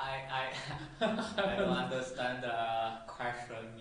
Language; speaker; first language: English; non-native, learner; Chinese